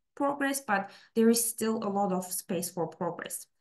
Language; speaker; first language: English; non-native, fluent; Turkish